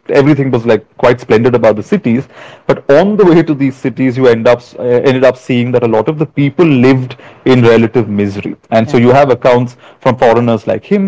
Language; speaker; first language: English; non-native, local second language; Malayalam